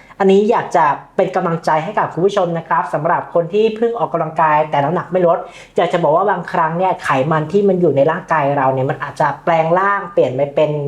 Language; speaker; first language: Thai; native; Thai